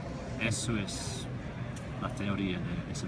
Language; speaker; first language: Spanish; non-native, fluent; English